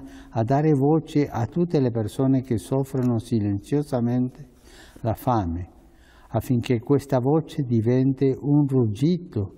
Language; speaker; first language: Italian; non-native, fluent; Spanish